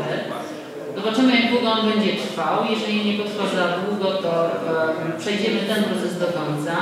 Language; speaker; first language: Polish; native; Polish